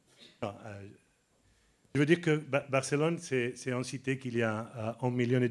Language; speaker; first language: French; non-native, learner; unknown